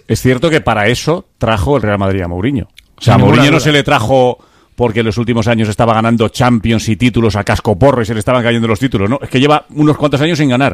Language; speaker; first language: Spanish; native; Spanish